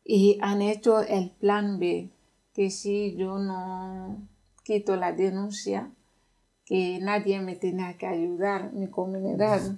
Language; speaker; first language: Spanish; non-native, fluent; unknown